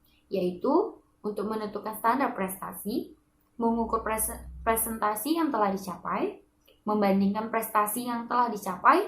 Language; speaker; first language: Indonesian; native; Indonesian